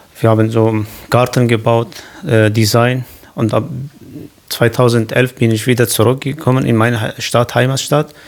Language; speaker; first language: German; non-native, learner; Kurdish